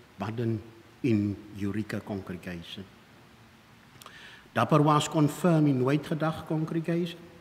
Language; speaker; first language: English; non-native, local second language; Afrikaans